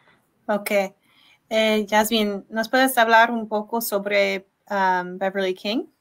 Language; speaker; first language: Spanish; non-native, learner; English